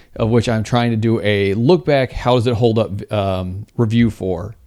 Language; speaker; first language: English; native; English